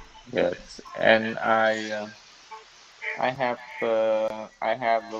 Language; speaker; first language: English; non-native, learner; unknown